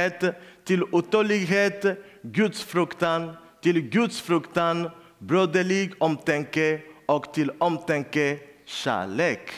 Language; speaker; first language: Swedish; non-native, learner; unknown